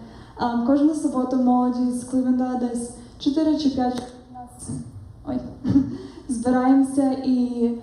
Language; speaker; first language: Ukrainian; early bilingual, heritage; Ukrainian